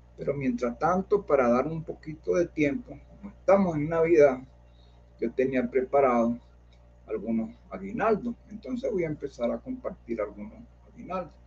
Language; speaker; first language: Spanish; native; Spanish